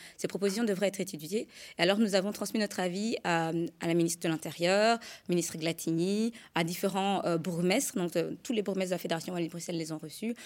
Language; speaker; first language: French; native; French